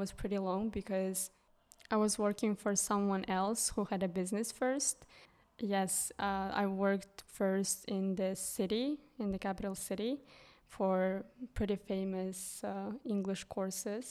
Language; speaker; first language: English; non-native, fluent; Kyrgyz